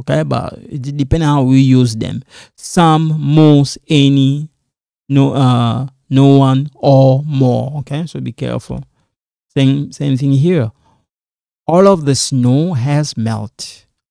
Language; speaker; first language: English; non-native, fluent; Lingala